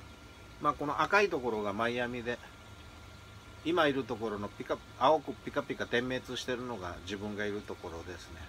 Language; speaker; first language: Japanese; native; Japanese